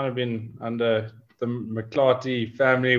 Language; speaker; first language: English; native; English